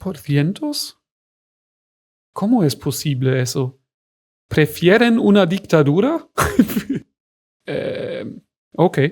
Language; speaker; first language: Spanish; non-native, fluent; German